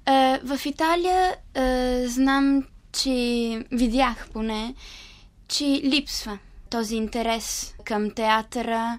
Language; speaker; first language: Bulgarian; early bilingual, heritage; Italian